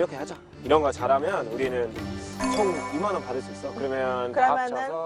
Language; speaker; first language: Korean; non-native, fluent; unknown